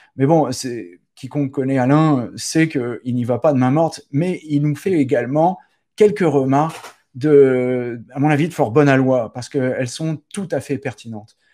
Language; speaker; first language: French; native; French